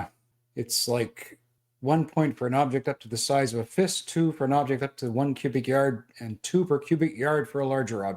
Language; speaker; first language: English; native; English